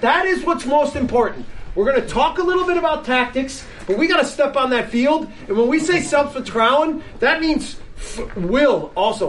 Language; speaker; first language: English; native; English